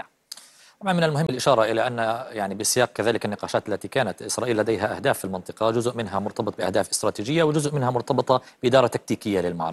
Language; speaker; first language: Arabic; native; Arabic